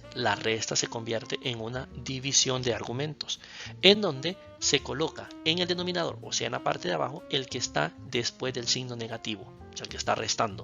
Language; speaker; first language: Spanish; native; Spanish